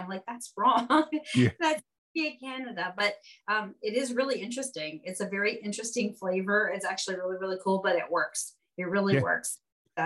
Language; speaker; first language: English; native; English